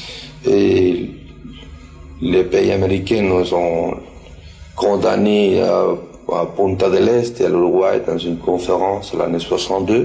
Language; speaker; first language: French; non-native, fluent; Spanish